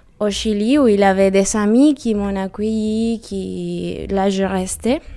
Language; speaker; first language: French; non-native, learner; Spanish